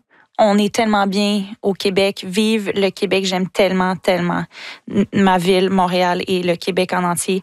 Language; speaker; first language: French; native; French